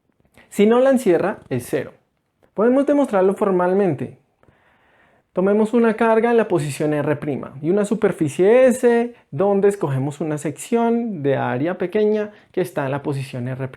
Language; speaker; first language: Spanish; native; Spanish